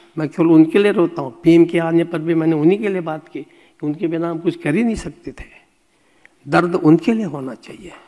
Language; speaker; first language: Hindi; native; Hindi